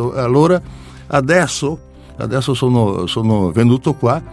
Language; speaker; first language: Italian; non-native, learner; Portuguese